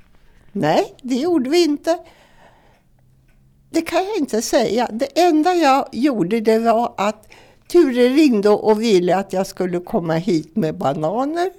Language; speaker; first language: Swedish; native; Swedish